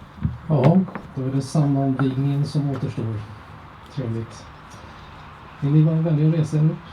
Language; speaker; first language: Swedish; native; Swedish